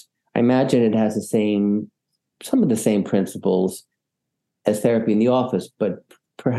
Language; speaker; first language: English; native; English